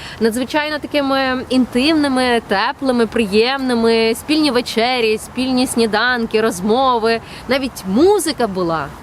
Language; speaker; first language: Ukrainian; native; Ukrainian